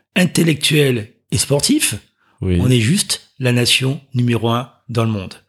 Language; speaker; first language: French; native; French